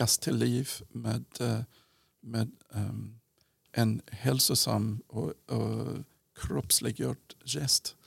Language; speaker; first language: Swedish; non-native, fluent; English